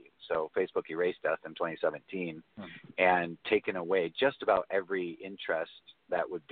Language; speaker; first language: English; native; English